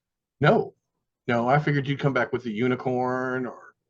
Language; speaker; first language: English; native; English